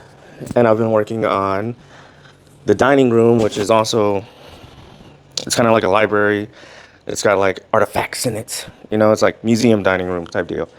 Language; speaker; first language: English; native; English